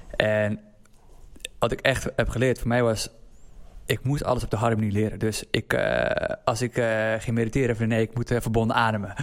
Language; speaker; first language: Dutch; native; Dutch